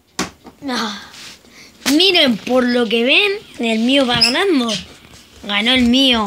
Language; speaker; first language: Spanish; native; Spanish